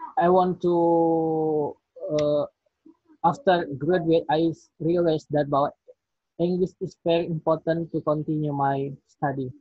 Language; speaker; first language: English; non-native, learner; Indonesian